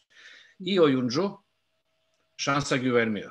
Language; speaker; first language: Turkish; non-native, fluent; Bosnian